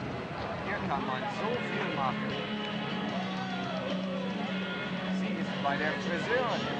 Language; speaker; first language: German; non-native, fluent; English